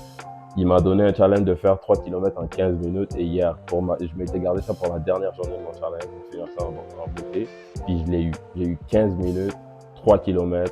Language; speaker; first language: French; native; French